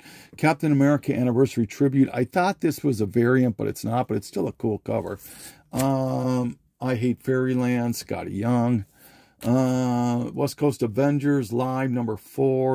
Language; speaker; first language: English; native; English